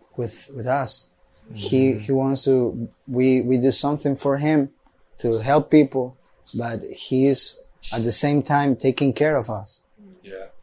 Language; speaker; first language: English; non-native, learner; Spanish